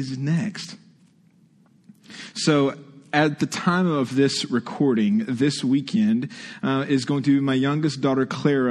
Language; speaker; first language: English; native; English